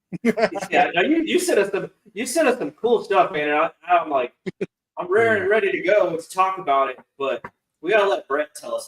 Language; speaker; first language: English; native; English